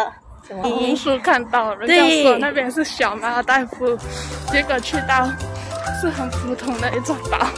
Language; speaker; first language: Chinese; native; Chinese